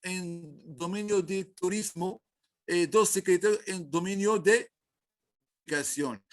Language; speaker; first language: Spanish; non-native, learner; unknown